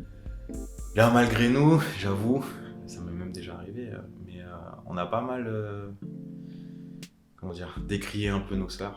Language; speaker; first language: French; native; French